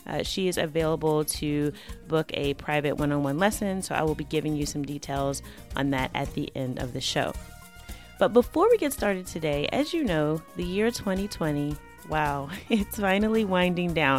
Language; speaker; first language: English; native; English